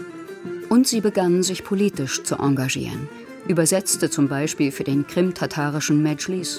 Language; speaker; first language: German; native; German